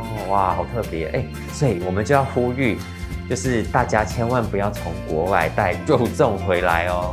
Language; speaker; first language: Chinese; native; Chinese